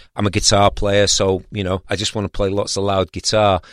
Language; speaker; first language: English; native; English